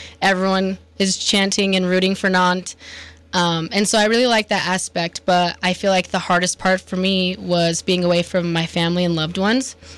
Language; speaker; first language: English; native; English